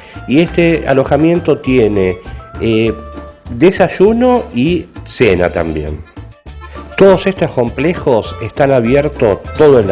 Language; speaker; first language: Spanish; native; Spanish